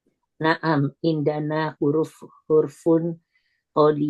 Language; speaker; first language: Arabic; non-native, learner; Indonesian